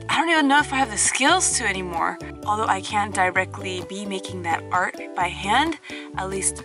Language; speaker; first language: English; native; English